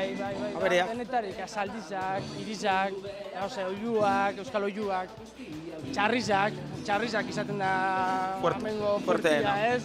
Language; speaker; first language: Basque; native; Basque